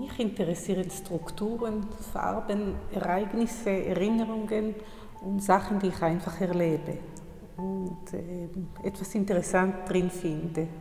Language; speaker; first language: German; non-native, fluent; Hebrew